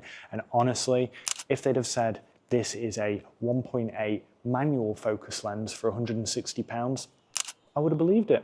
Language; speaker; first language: English; native; English